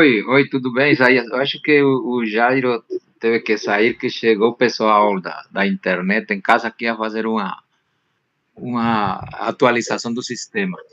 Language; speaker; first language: Portuguese; non-native, local second language; Spanish